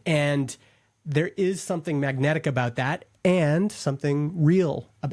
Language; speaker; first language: English; native; English